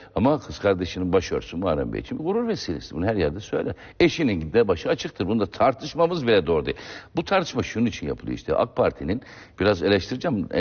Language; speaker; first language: Turkish; native; Turkish